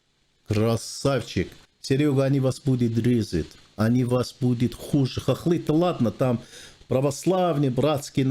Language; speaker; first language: Russian; non-native, fluent; Armenian